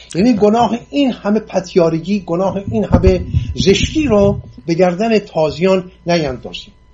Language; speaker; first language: Persian; non-native, local second language; Assyrian Neo-Aramaic